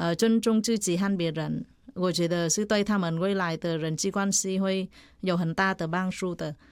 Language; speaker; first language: Chinese; non-native, fluent; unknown